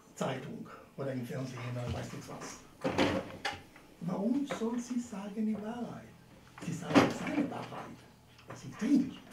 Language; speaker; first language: German; non-native, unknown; Italian